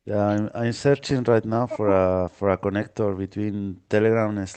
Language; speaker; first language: English; non-native, fluent; Spanish